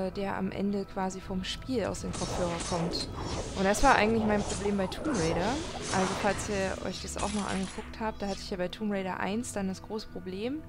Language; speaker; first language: German; native; German